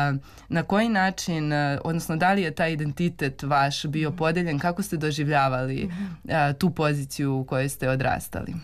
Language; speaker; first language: Serbian; native; Serbian